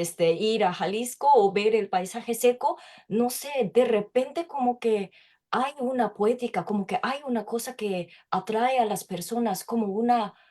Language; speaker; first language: Spanish; non-native, fluent; Japanese